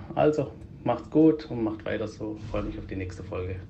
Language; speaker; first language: German; early bilingual, heritage; Greek